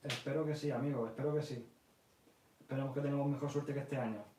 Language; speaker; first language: Spanish; early bilingual, other home language; English